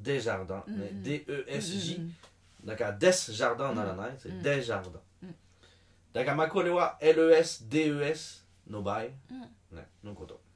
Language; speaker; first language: Japanese; non-native, learner; French